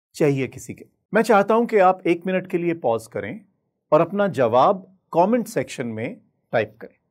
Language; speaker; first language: Hindi; native; Hindi